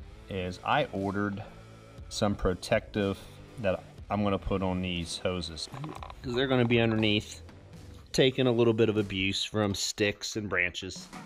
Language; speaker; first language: English; native; English